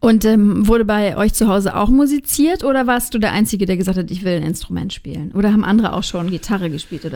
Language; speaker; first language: German; native; German